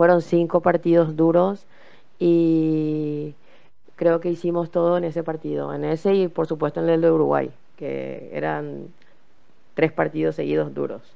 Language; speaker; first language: Spanish; native; Spanish